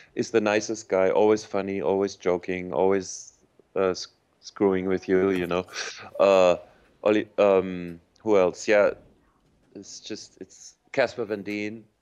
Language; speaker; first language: English; non-native, fluent; German